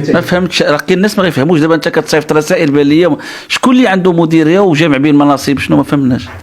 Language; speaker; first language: Arabic; native; Arabic